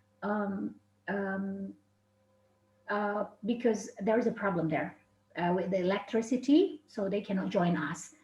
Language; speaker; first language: English; non-native, fluent; Indonesian